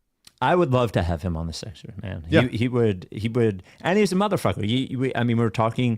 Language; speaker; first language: English; native; English